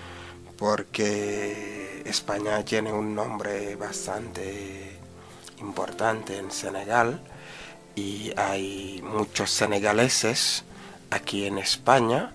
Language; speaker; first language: Spanish; non-native, fluent; Wolof